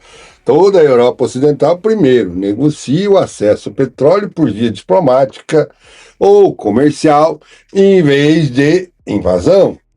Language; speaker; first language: Portuguese; native; Portuguese